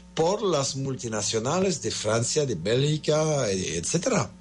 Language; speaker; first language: Spanish; non-native, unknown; French